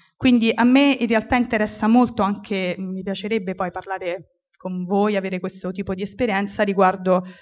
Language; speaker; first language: Italian; native; Italian